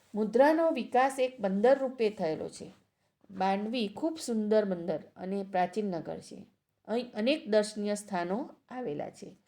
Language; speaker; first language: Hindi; non-native, local second language; Gujarati